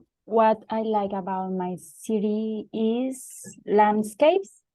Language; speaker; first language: English; non-native, learner; Spanish